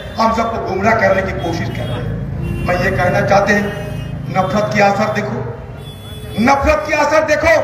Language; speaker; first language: Hindi; non-native, local second language; Bangla